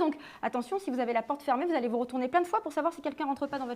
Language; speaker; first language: French; native; French